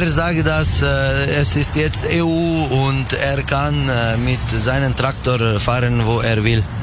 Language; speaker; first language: German; non-native, learner; Slovenian